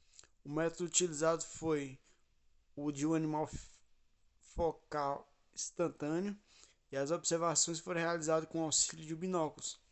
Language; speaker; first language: Portuguese; native; Portuguese